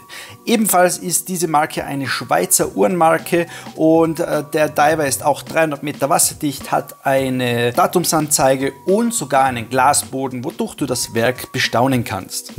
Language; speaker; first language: German; native; German